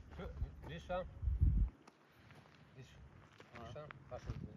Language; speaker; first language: English; non-native, learner; Greek